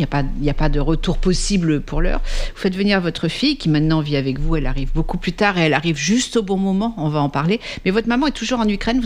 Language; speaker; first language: French; native; French